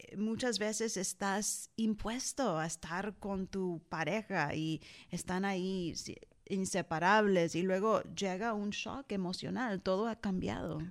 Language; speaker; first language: Spanish; early bilingual, heritage; Spanish